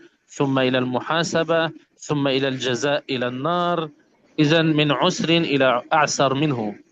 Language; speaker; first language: Arabic; native; Arabic